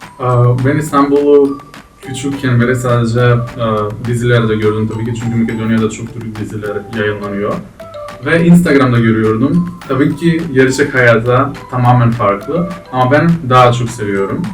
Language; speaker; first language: Turkish; non-native, fluent; Macedonian